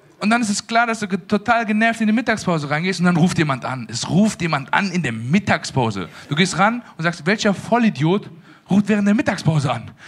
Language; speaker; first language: German; early bilingual, other home language; Persian